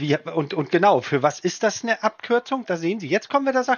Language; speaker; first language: German; native; German